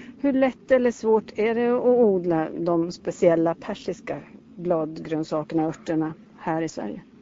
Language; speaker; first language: Swedish; native; Swedish